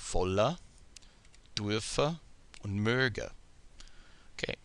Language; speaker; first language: German; non-native, fluent; English